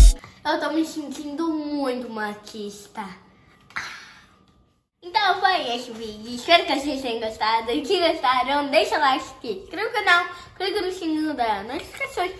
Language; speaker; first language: Portuguese; early bilingual, heritage; Portuguese